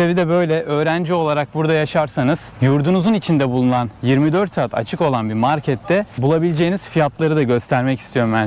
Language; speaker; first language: Turkish; native; Turkish